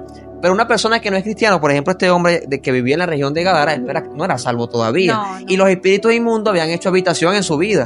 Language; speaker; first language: Spanish; native; Spanish